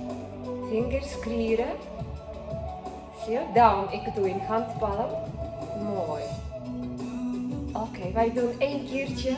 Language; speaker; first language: Dutch; non-native, learner; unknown